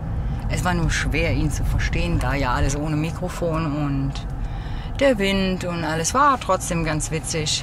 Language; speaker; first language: German; native; German